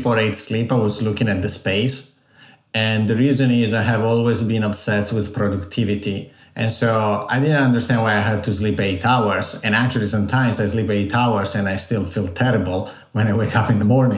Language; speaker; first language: English; non-native, fluent; Italian